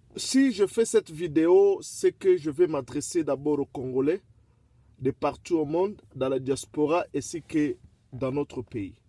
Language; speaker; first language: French; non-native, local second language; Lingala